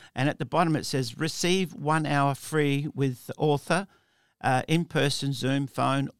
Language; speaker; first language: English; early bilingual, other home language; Italian